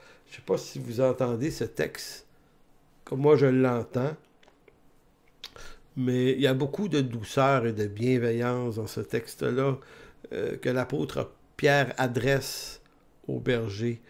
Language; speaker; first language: French; native; French